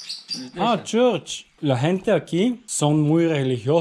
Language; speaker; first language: Spanish; non-native, learner; Bulgarian